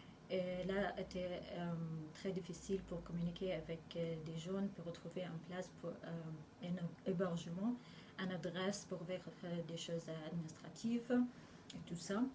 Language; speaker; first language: French; non-native, learner; Arabic